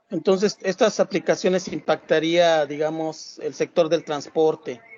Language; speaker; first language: Spanish; native; Spanish